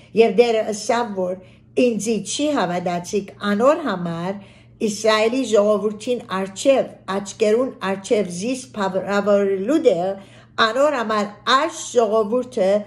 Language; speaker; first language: Armenian; early bilingual, heritage; Armenian